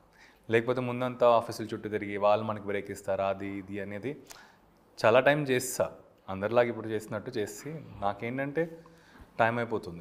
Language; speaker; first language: Telugu; native; Telugu